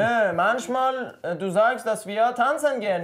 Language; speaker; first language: German; non-native, learner; Persian